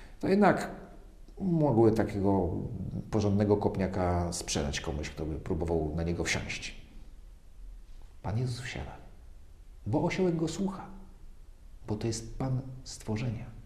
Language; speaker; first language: Polish; native; Polish